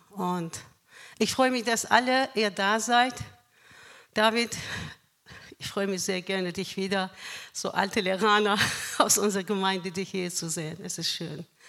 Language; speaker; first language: German; non-native, fluent; Persian